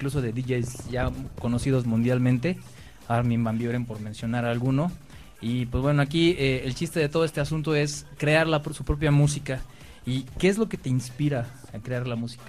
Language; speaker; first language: Spanish; native; Spanish